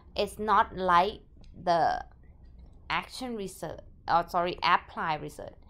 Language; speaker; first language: English; non-native, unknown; Thai